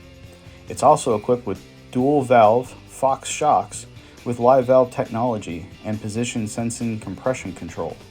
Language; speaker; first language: English; native; English